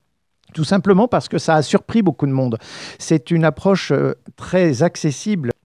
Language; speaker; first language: French; native; French